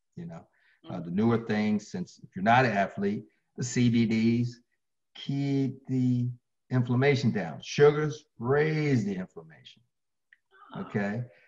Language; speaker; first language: English; native; English